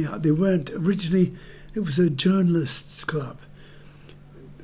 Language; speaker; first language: English; native; English